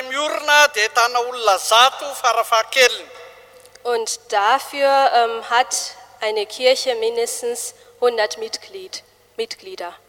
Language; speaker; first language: German; non-native, fluent; Malagasy